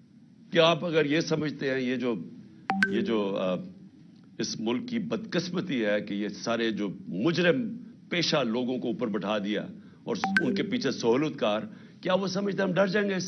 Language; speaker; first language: Urdu; native; Urdu